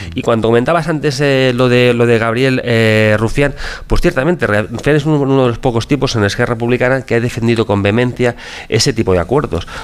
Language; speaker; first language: Spanish; non-native, local second language; Catalan